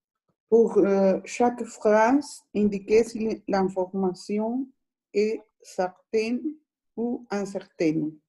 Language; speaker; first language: French; non-native, fluent; Spanish